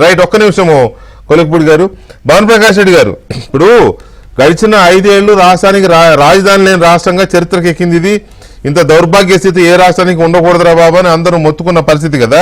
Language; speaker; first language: Telugu; native; Telugu